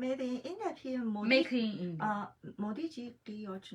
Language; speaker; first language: Hindi; non-native, fluent; Chinese